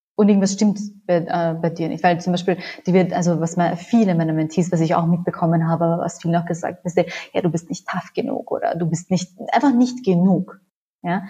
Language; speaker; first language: German; native; German